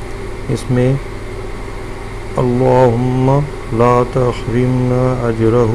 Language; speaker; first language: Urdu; native; Urdu